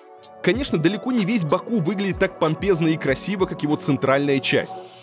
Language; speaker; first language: Russian; native; Russian